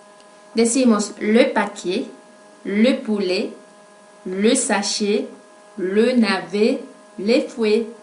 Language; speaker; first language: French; non-native, fluent; Spanish